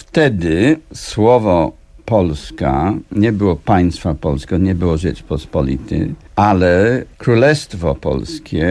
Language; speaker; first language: Polish; non-native, fluent; English